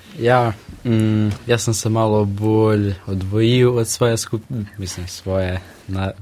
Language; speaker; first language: Slovenian; early bilingual, other home language; Russian